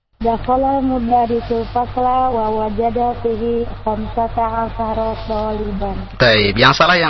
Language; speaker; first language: Arabic; non-native, learner; Indonesian